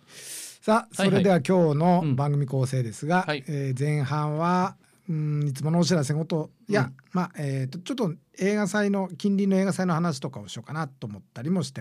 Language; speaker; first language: Japanese; native; Japanese